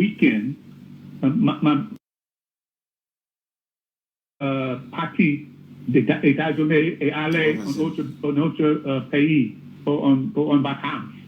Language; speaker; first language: French; non-native, learner; English